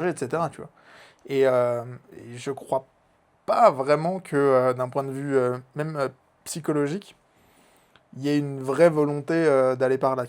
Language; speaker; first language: French; native; French